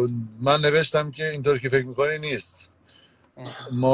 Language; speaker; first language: Persian; native; Persian